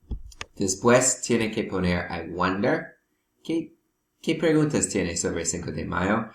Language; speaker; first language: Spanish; non-native, learner; English